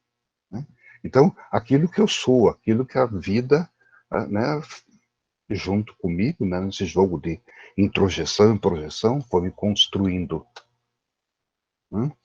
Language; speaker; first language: Portuguese; native; Portuguese